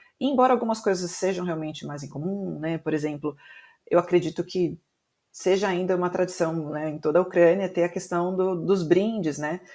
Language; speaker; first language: Portuguese; native; Portuguese